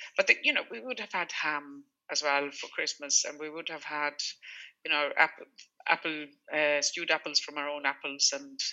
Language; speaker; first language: English; non-native, fluent; Swedish